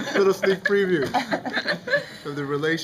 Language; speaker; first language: English; native; English